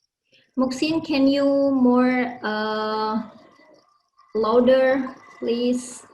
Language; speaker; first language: English; non-native, learner; Indonesian